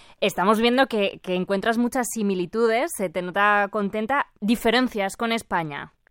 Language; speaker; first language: Spanish; native; Spanish